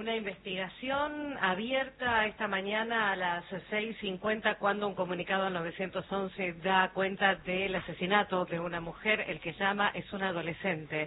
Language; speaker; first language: Spanish; native; Spanish